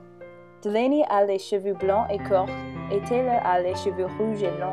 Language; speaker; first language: French; non-native, learner; English